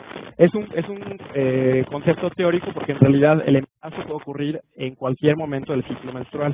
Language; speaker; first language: Spanish; native; Spanish